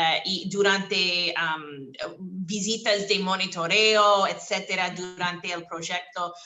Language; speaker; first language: Spanish; non-native, fluent; English